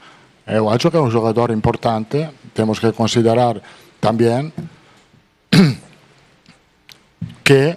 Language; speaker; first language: Portuguese; non-native, fluent; Italian